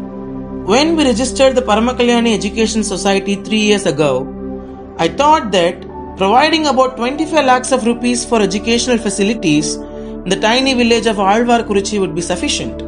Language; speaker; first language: English; non-native, local second language; Tamil